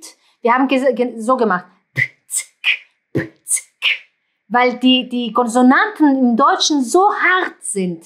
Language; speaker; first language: German; non-native, fluent; Greek